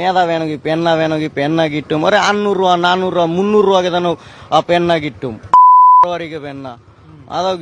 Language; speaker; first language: Malayalam; non-native, learner; Bangla